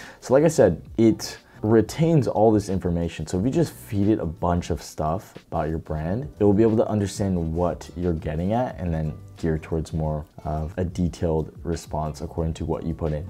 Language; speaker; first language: English; native; English